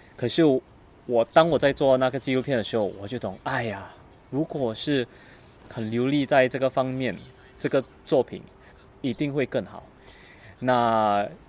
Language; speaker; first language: Chinese; non-native, learner; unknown